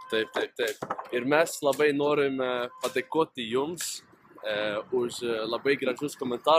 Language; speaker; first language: Lithuanian; non-native, learner; Swedish